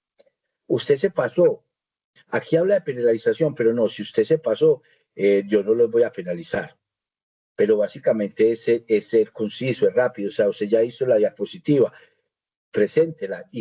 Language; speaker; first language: Spanish; native; Spanish